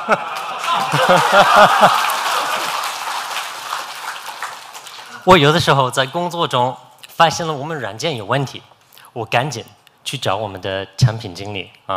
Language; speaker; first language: Chinese; non-native, fluent; English